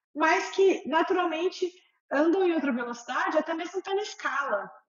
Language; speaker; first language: Portuguese; native; Portuguese